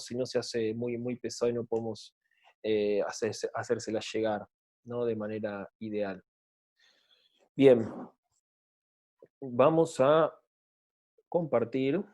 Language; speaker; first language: Spanish; native; Spanish